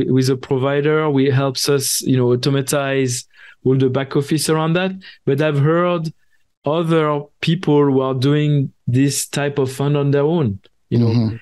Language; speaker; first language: English; non-native, fluent; French